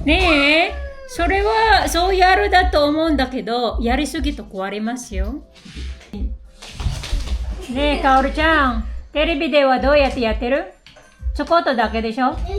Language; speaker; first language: Japanese; non-native, fluent; Filipino